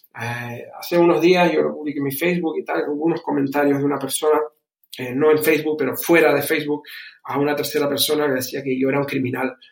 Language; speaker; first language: Spanish; early bilingual, other home language; German